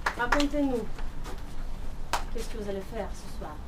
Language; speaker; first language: French; non-native, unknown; Russian